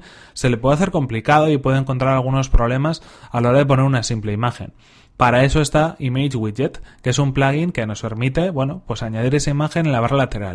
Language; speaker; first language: Spanish; native; Spanish